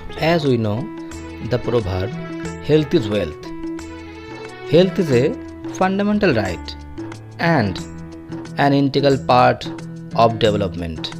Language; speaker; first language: English; non-native, local second language; Bangla